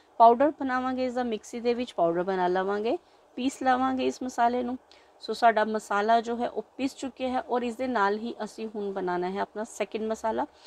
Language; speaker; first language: Hindi; non-native, local second language; Punjabi